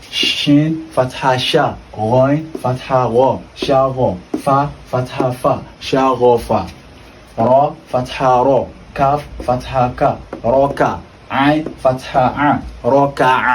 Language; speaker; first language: Arabic; non-native, fluent; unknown